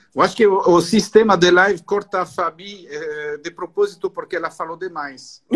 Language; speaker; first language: Portuguese; non-native, fluent; French